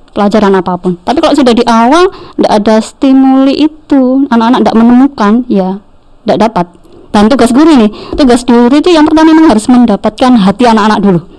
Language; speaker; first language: Indonesian; native; Indonesian